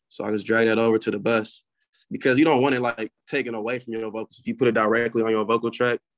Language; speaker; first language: English; native; English